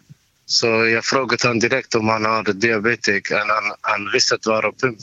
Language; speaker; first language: Swedish; non-native, learner; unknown